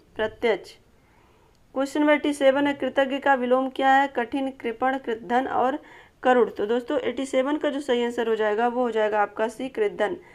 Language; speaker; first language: Hindi; native; Hindi